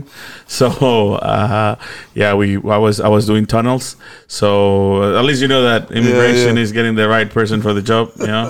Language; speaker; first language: English; non-native, fluent; Spanish